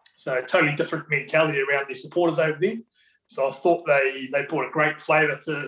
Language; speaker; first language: English; native; English